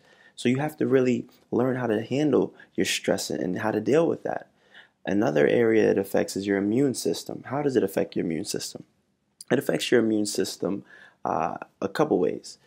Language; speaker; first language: English; native; English